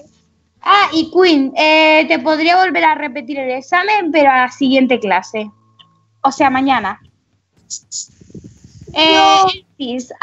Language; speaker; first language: Spanish; native; Spanish